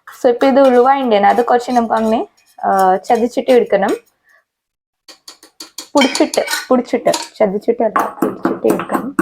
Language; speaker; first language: Malayalam; non-native, learner; Hindi